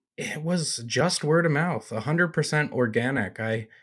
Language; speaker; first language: English; native; English